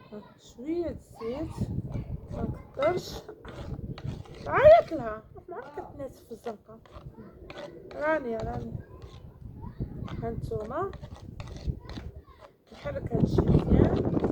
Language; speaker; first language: Arabic; native; Arabic